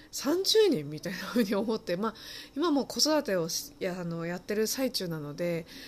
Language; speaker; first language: Japanese; early bilingual, other home language; Chinese